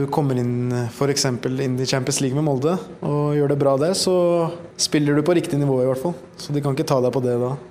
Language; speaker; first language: Norwegian; early bilingual, other home language; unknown